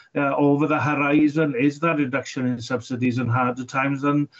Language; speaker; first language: English; native; English